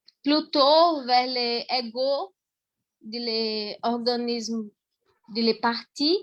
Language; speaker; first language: French; non-native, fluent; Portuguese